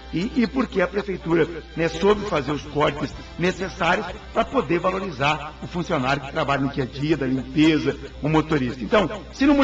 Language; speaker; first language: Portuguese; native; Portuguese